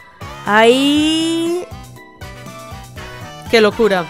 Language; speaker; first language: Spanish; native; Spanish